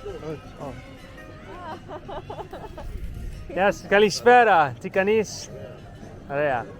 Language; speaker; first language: Greek; non-native, learner; English